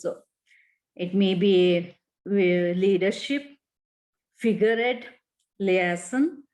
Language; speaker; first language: English; non-native, local second language; Kannada